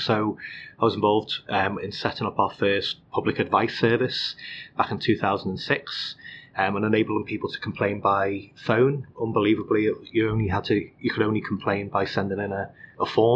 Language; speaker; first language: English; native; English